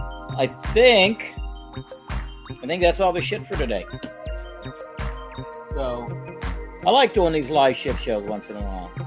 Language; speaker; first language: English; native; English